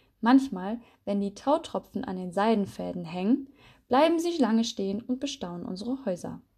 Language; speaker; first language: German; native; German